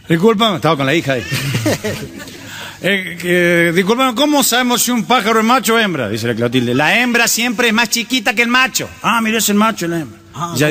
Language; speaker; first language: Spanish; native; Spanish